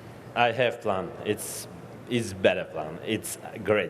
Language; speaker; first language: English; non-native, learner; Ukrainian